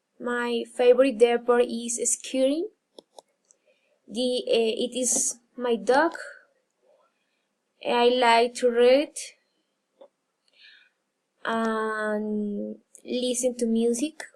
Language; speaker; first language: English; non-native, learner; Spanish